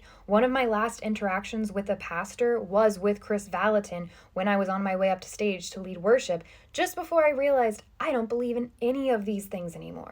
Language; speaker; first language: English; native; English